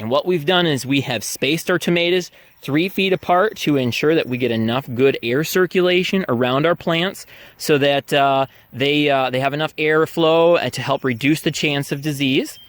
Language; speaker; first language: English; native; English